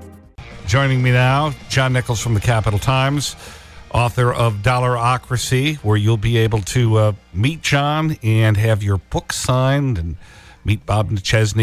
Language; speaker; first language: English; native; English